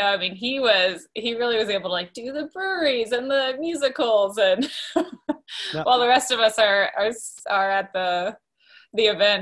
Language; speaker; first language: English; native; English